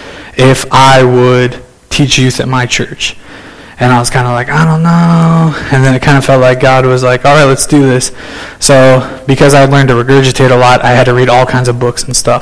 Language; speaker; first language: English; native; English